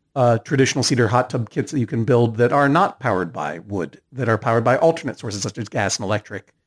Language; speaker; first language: English; native; English